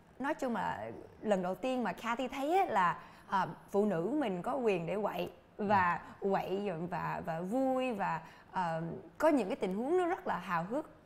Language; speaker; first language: Vietnamese; early bilingual, heritage; Vietnamese